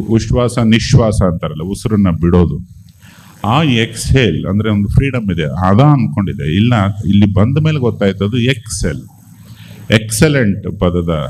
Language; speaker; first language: Kannada; native; Kannada